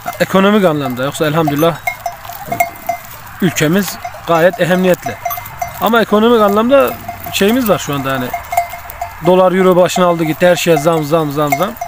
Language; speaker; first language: Turkish; native; Turkish